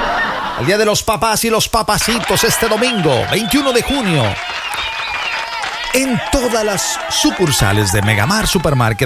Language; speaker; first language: Spanish; native; Spanish